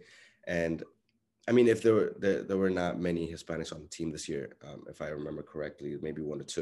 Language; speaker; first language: English; non-native, fluent; Spanish